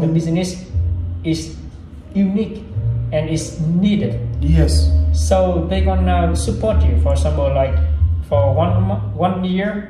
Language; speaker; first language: English; non-native, learner; Vietnamese